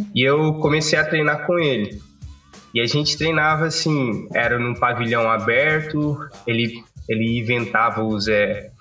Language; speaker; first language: Portuguese; non-native, local second language; Kabuverdianu